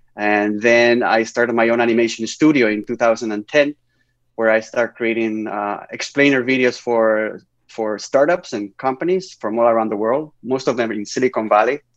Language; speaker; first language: English; non-native, fluent; Spanish